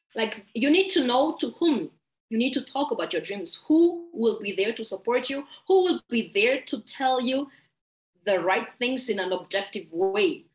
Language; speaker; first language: English; non-native, fluent; Malagasy